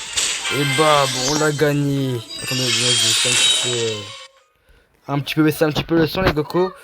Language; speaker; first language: French; native; French